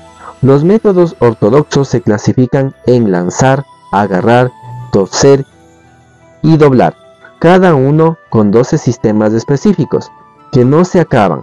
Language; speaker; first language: Spanish; native; Spanish